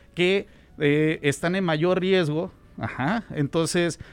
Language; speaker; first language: Spanish; native; Spanish